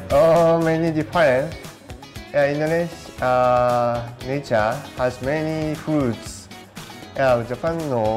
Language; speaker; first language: English; non-native, learner; Japanese